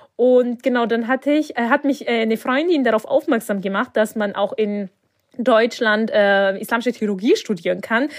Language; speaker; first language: German; early bilingual, other home language; Turkish